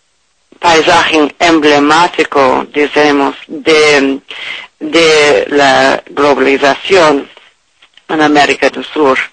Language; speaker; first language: Spanish; non-native, learner; English